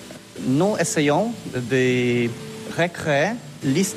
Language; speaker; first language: French; non-native, learner; Polish